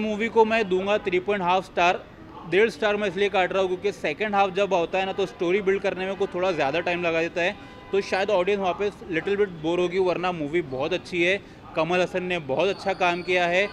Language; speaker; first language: Hindi; native; Hindi